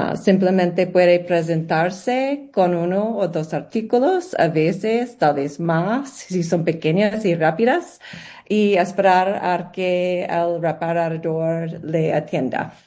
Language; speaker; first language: Spanish; non-native, learner; English